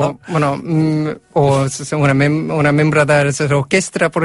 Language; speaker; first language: Catalan; non-native, learner; Korean